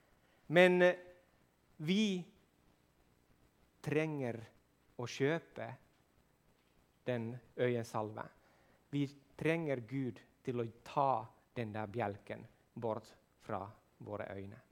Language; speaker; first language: Swedish; non-native, fluent; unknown